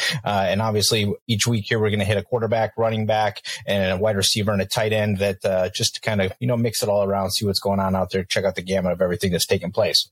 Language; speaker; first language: English; native; English